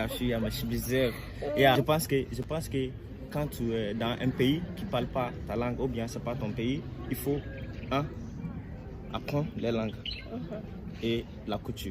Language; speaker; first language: French; non-native, learner; English